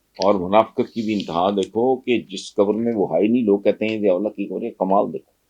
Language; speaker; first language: Urdu; non-native, local second language; Punjabi